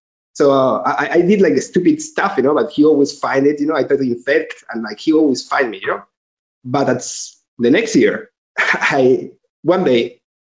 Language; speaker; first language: English; non-native, fluent; Spanish